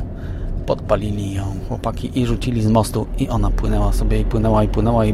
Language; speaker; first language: Polish; native; Polish